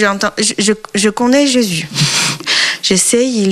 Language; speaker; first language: French; non-native, learner; Chinese